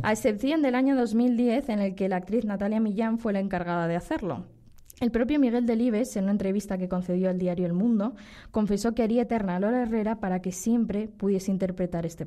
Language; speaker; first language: Spanish; native; Spanish